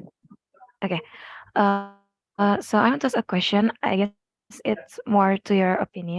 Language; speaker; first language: English; non-native, learner; Indonesian